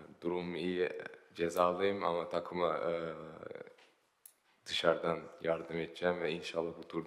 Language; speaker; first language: Turkish; early bilingual, heritage; Turkish